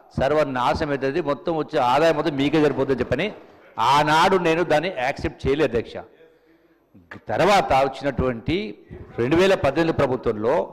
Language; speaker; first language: Telugu; native; Telugu